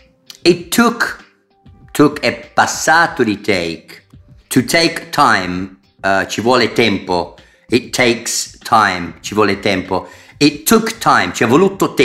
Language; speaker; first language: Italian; non-native, fluent; English